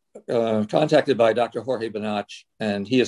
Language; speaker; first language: English; native; English